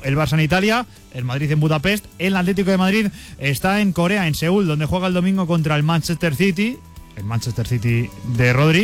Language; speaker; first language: Spanish; native; Spanish